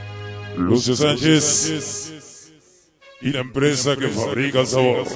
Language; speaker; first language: Spanish; native; Spanish